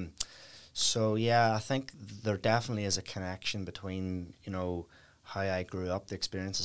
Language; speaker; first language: English; native; English